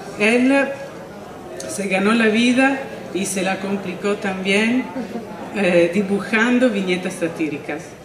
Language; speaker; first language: Spanish; non-native, fluent; Italian